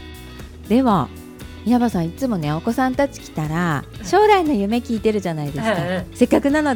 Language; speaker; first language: Japanese; native; Japanese